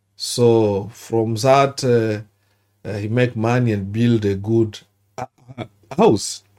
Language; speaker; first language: English; non-native, learner; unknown